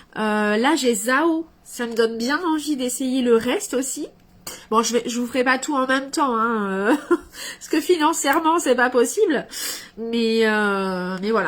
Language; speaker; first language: French; native; French